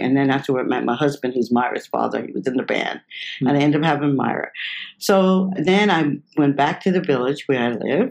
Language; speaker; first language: English; native; English